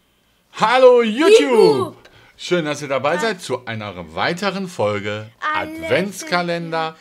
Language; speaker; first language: German; native; German